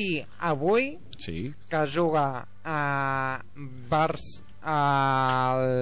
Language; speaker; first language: Catalan; non-native, local second language; Spanish